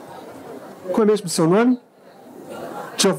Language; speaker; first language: Portuguese; native; Portuguese